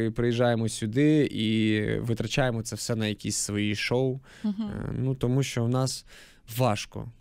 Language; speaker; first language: Ukrainian; native; Ukrainian